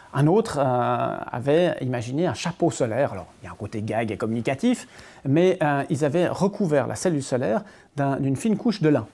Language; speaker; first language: French; native; French